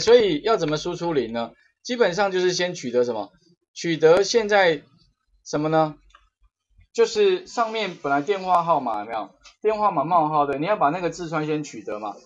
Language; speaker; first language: Chinese; native; Chinese